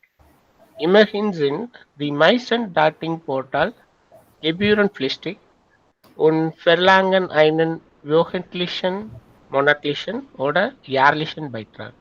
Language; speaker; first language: German; non-native, learner; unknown